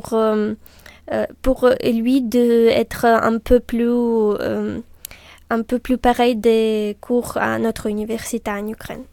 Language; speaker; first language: French; non-native, fluent; Ukrainian